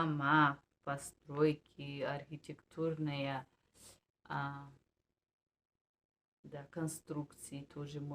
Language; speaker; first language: Russian; non-native, fluent; Bulgarian